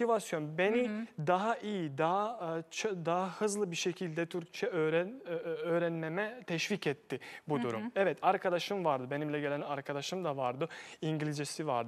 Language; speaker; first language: Turkish; non-native, fluent; Bosnian